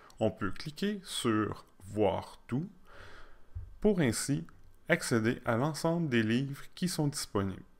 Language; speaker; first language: French; native; French